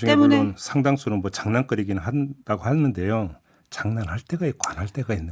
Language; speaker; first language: Korean; native; Korean